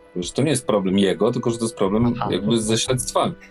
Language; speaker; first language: Polish; native; Polish